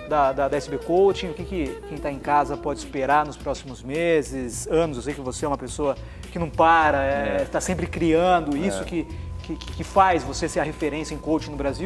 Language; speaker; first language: Portuguese; native; Portuguese